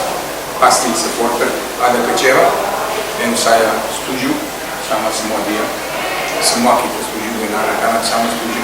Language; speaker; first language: Indonesian; non-native, learner; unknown